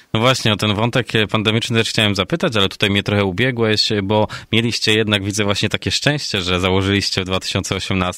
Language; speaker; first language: Polish; native; Polish